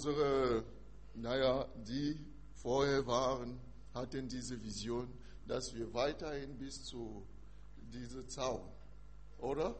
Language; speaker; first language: German; non-native, learner; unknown